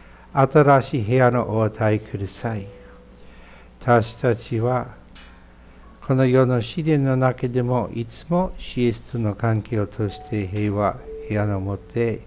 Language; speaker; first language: Japanese; non-native, fluent; English